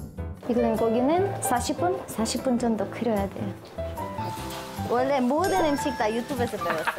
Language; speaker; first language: Korean; non-native, learner; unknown